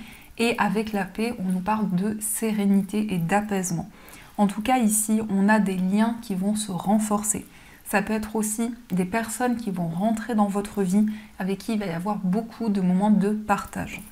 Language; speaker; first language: French; native; French